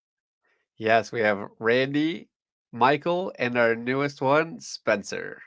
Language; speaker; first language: English; native; English